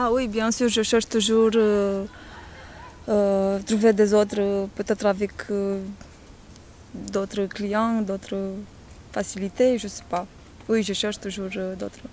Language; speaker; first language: French; non-native, learner; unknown